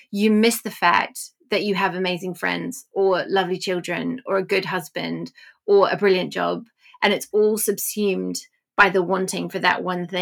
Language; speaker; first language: English; native; English